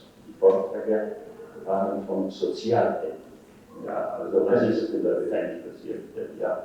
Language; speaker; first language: German; non-native, fluent; Polish